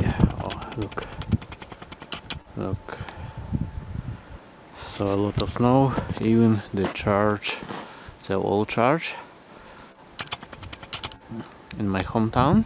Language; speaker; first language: English; non-native, learner; Ukrainian